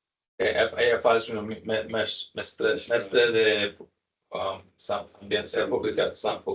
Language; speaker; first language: Portuguese; non-native, learner; Spanish